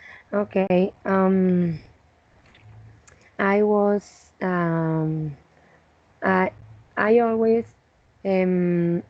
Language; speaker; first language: English; non-native, learner; Spanish